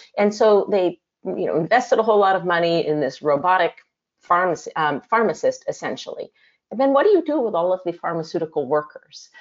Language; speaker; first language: English; native; English